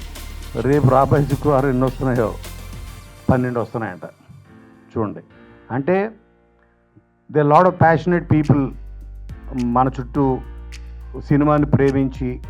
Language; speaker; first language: Telugu; native; Telugu